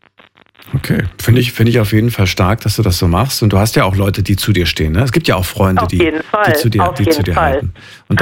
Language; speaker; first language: German; native; German